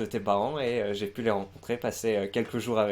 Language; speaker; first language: French; native; French